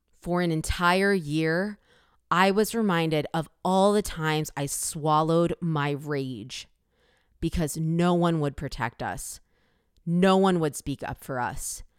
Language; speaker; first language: English; early bilingual, other home language; Korean